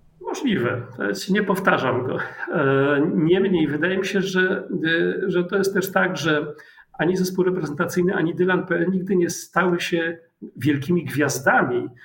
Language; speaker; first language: Polish; native; Polish